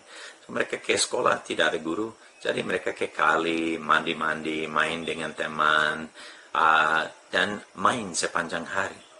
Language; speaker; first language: Indonesian; non-native, fluent; English